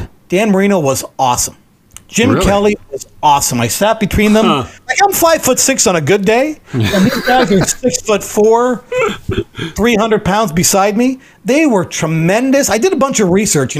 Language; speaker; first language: English; native; English